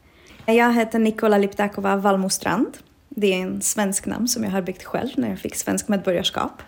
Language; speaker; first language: Swedish; non-native, fluent; Czech